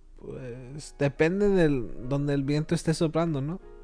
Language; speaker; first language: Spanish; early bilingual, other home language; English